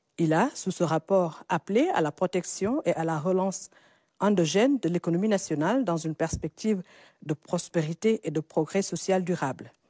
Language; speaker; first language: French; non-native, local second language; Wolof